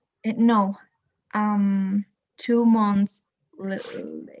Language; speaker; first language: English; non-native, learner; Spanish